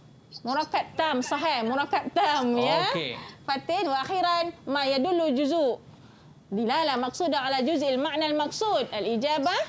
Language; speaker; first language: Arabic; non-native, fluent; Malay